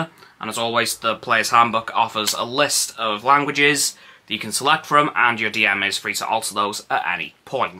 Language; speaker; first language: English; native; English